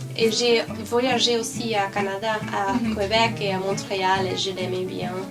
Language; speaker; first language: French; non-native, learner; Spanish